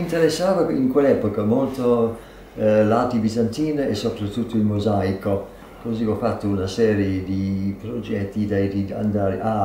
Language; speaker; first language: Italian; non-native, fluent; English